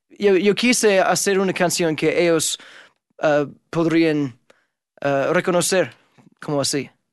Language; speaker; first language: Spanish; non-native, fluent; English